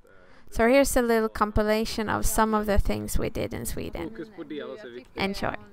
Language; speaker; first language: English; non-native, fluent; Swedish